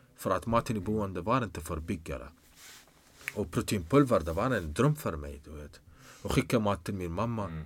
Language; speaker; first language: Swedish; non-native, fluent; Arabic